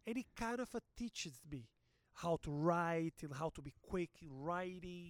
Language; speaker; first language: English; non-native, fluent; Portuguese